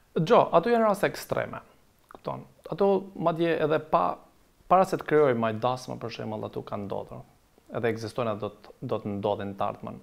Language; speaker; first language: Albanian; native; Albanian